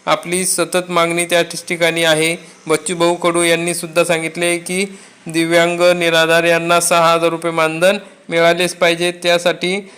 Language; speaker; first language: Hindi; non-native, local second language; Marathi